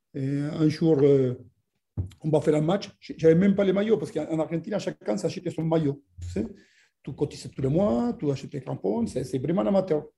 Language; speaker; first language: French; non-native, fluent; Spanish